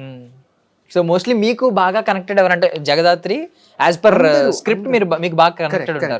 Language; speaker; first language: Telugu; native; Telugu